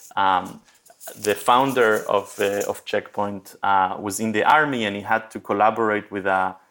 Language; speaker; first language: English; early bilingual, other home language; Spanish